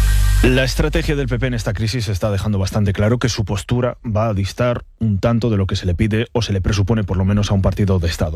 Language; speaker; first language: Spanish; native; Spanish